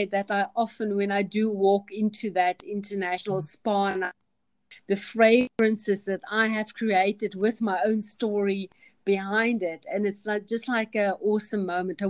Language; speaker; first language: English; non-native, local second language; Afrikaans